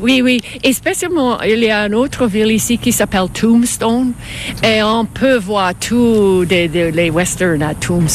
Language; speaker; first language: French; non-native, fluent; English